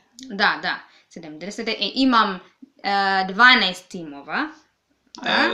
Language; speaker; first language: Serbian; non-native, learner; Swahili